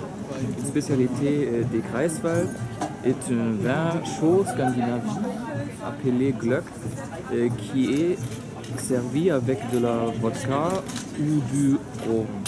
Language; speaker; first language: French; non-native, learner; German